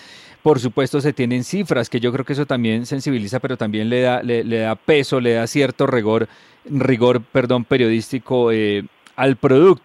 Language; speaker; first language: Spanish; native; Spanish